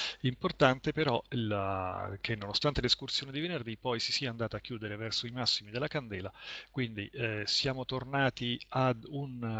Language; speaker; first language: Italian; native; Italian